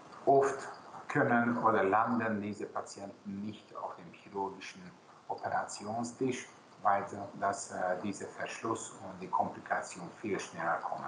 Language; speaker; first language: German; non-native, local second language; Hungarian